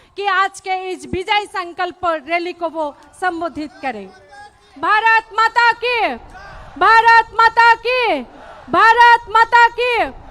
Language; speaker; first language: Hindi; non-native, local second language; Bangla